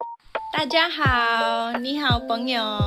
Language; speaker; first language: Chinese; non-native, learner; Filipino